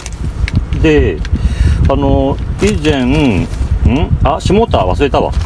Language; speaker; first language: Japanese; native; Japanese